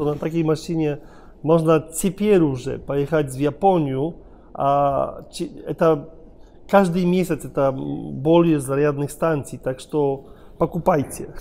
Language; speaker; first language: Russian; non-native, learner; Polish